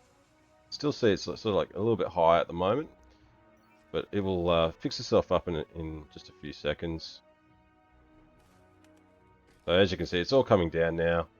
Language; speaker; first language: English; native; English